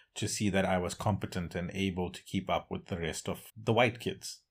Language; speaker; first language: English; native; English